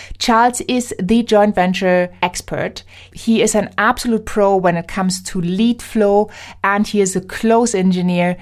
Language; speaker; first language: English; non-native, fluent; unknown